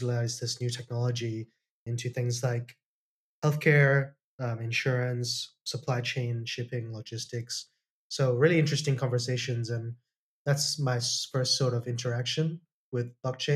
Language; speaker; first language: English; non-native, local second language; Cantonese